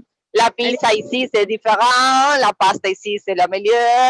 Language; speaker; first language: French; non-native, fluent; Spanish